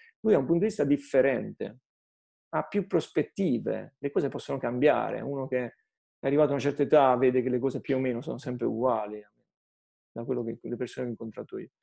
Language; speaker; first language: Italian; native; Italian